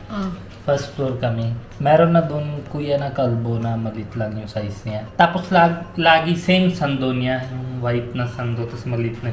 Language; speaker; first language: Filipino; non-native, learner; Hindi